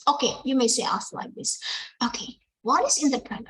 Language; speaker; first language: English; non-native, fluent; Indonesian